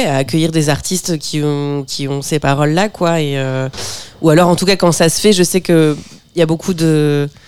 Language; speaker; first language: French; native; French